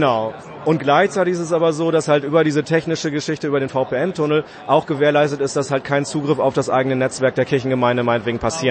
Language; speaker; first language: German; native; German